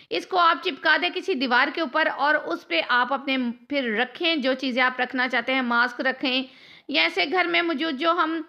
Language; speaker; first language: Hindi; native; Hindi